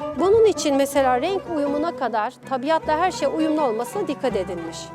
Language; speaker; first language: Turkish; native; Turkish